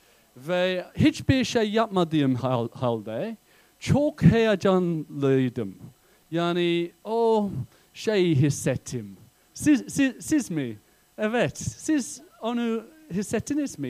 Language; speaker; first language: Turkish; non-native, fluent; English